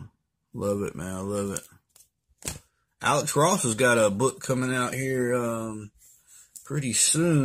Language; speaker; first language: English; native; English